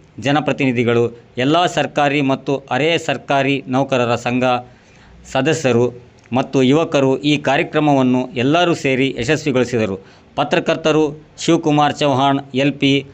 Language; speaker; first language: Kannada; native; Kannada